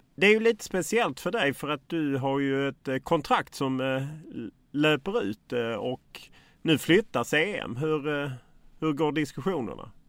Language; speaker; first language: Swedish; native; Swedish